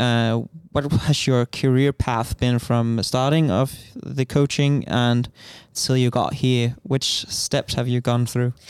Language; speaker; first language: English; non-native, fluent; Danish